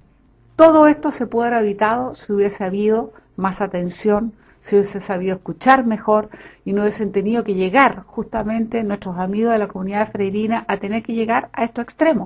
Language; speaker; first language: Spanish; native; Spanish